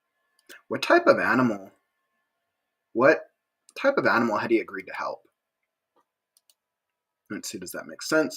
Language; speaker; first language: English; native; English